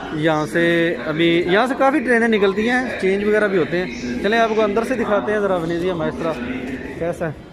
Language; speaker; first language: Urdu; non-native, local second language; Punjabi